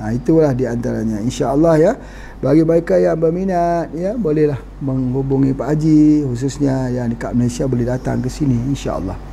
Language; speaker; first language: Malay; native; Malay